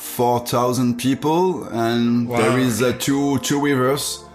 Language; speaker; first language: English; non-native, learner; French